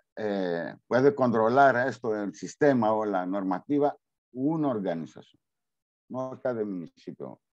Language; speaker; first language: Spanish; non-native, learner; Greek